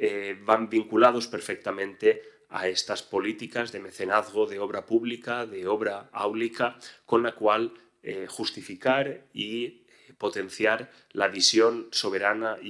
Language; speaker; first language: Spanish; native; Spanish